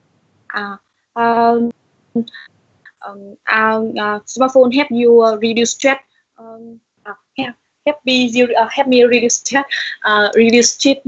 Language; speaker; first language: English; non-native, learner; Vietnamese